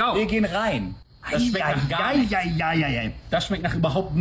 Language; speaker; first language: German; native; German